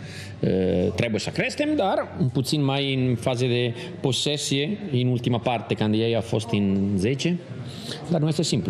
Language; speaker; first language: Romanian; non-native, learner; Italian